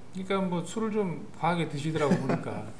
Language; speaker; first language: Korean; native; Korean